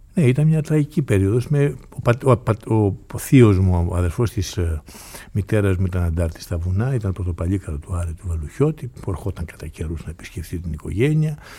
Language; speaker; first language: Greek; native; Greek